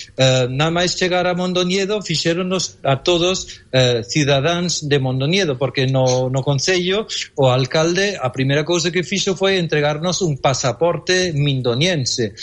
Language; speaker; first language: Galician; non-native, fluent; German